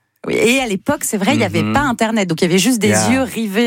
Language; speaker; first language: French; native; French